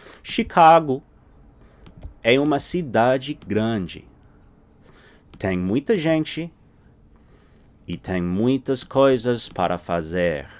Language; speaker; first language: Portuguese; non-native, fluent; English